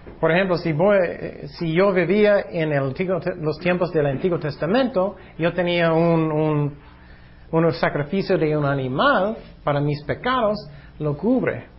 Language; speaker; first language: Spanish; non-native, fluent; English